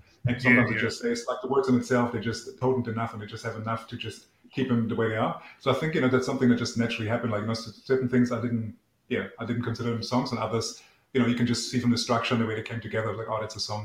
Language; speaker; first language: English; non-native, fluent; German